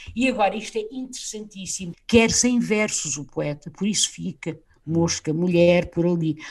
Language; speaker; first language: Portuguese; native; Portuguese